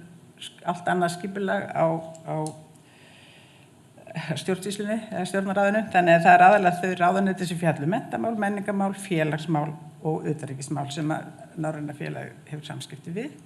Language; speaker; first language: Icelandic; native; Icelandic